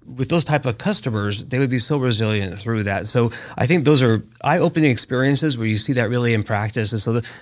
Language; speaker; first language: English; native; English